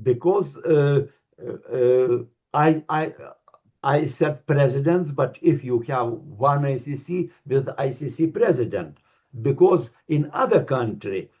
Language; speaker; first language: English; non-native, learner; Lithuanian